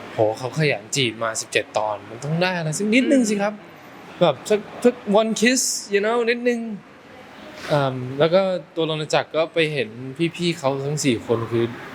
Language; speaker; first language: Thai; early bilingual, heritage; Thai